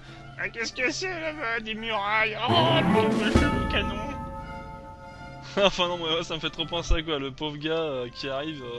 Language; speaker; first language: French; native; French